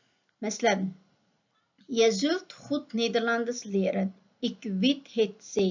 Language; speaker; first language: Dutch; non-native, fluent; Uyghur